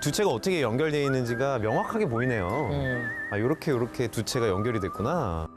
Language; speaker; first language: Korean; native; Korean